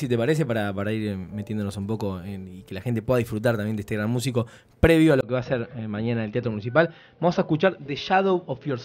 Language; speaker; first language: Spanish; native; Spanish